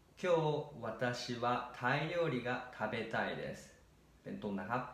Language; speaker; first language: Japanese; non-native, fluent; Thai